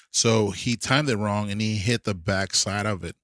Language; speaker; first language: English; early bilingual, other home language; Spanish